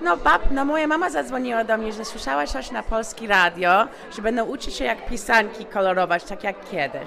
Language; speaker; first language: Polish; early bilingual, heritage; English